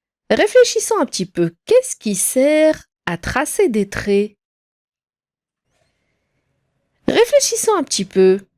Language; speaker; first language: French; non-native, local second language; Arabic